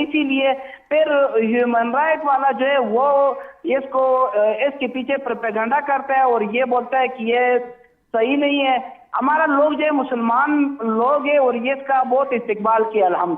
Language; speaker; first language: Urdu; non-native, fluent; Pashto